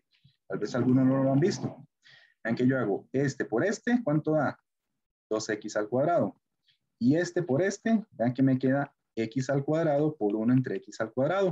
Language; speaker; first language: Spanish; native; Spanish